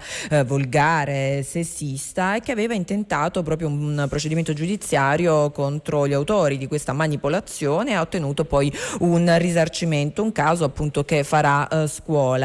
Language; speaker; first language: Italian; native; Italian